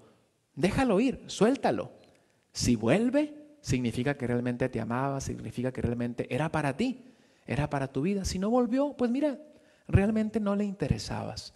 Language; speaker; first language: Spanish; native; Spanish